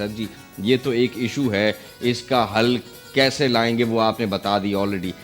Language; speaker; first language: Urdu; non-native, local second language; Baluchi